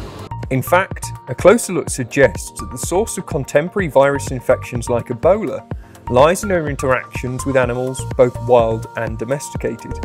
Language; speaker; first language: English; native; English